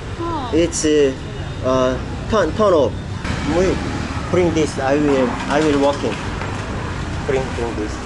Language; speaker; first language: English; non-native, learner; Korean